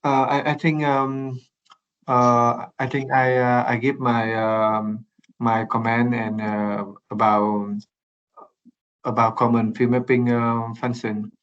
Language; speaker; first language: English; non-native, learner; Vietnamese